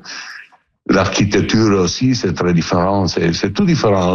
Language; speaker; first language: French; non-native, learner; Italian